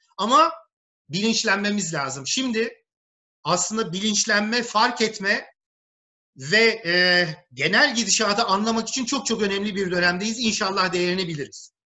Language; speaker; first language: Turkish; native; Turkish